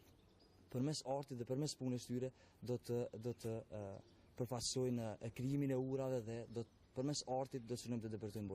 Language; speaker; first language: Albanian; native; Albanian